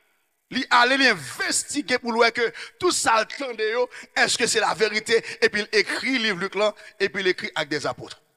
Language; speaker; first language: French; non-native, local second language; Haitian Creole